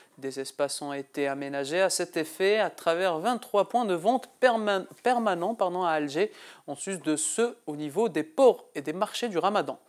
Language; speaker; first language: French; non-native, local second language; Arabic